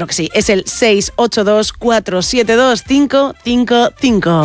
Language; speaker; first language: Spanish; native; Spanish